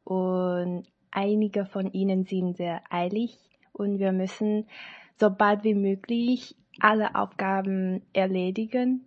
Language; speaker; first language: German; non-native, learner; Chinese